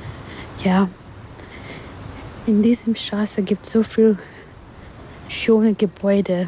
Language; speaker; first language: German; non-native, learner; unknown